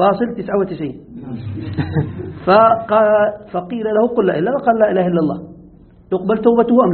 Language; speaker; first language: Arabic; native; Arabic